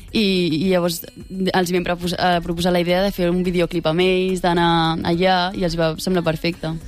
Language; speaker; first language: Catalan; native; Catalan